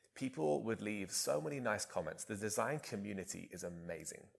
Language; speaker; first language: English; native; English